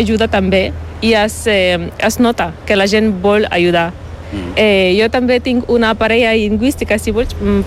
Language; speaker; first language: Catalan; non-native, learner; Ukrainian